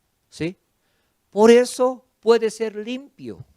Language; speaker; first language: Spanish; non-native, fluent; Korean